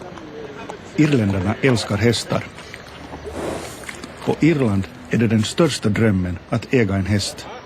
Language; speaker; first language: Swedish; native; Swedish